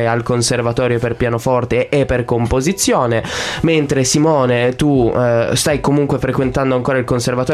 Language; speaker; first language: Italian; native; Italian